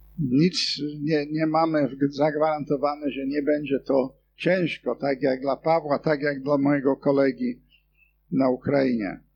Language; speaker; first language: Polish; non-native, fluent; English